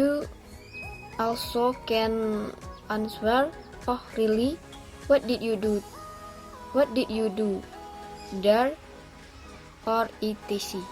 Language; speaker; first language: English; non-native, learner; Indonesian